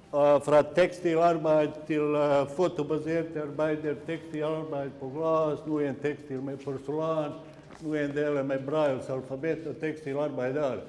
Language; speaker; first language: Norwegian; non-native, fluent; Bosnian